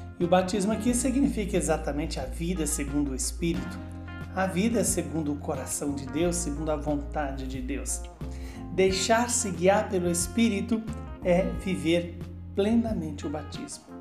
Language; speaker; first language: Portuguese; native; Portuguese